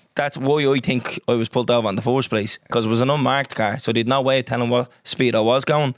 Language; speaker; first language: English; native; English